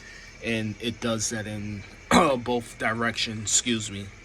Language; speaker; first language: English; native; English